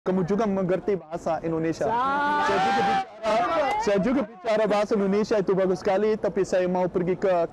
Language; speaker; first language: Indonesian; non-native, learner; Dutch